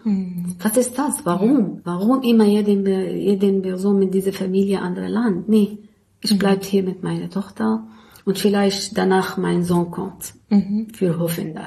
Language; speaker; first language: German; non-native, learner; Arabic